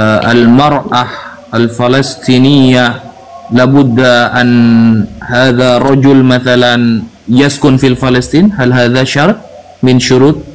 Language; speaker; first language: Arabic; non-native, learner; Indonesian